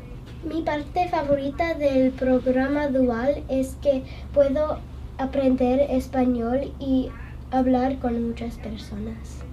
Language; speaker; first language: Spanish; non-native, learner; English